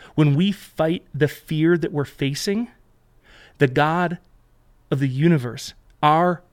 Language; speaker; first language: English; native; English